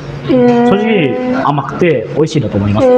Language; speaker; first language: Japanese; non-native, fluent; Indonesian